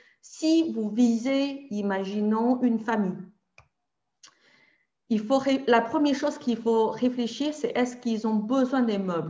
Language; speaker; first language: French; native; French